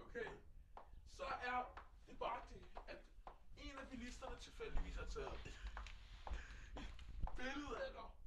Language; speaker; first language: Danish; native; Danish